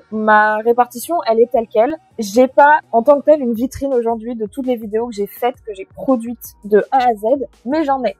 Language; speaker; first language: French; native; French